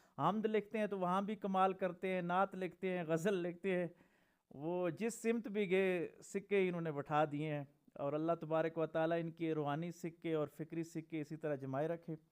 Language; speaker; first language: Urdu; non-native, local second language; Pahari-Potwari